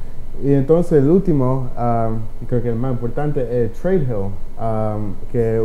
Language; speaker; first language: Spanish; early bilingual, heritage; Spanish